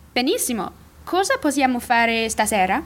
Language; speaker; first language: Italian; non-native, learner; English